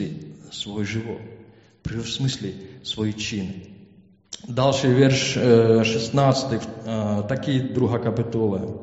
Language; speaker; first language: Czech; non-native, learner; Ukrainian